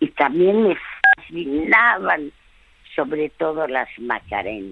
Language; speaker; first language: Spanish; early bilingual, other home language; French